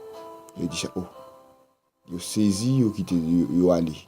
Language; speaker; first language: French; non-native, local second language; Haitian Creole